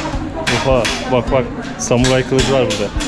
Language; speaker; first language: Turkish; native; Turkish